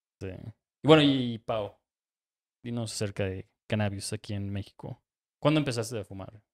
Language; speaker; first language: Spanish; native; Spanish